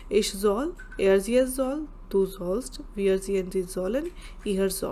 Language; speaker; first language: German; non-native, learner; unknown